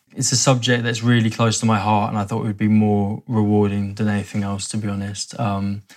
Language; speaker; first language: English; native; English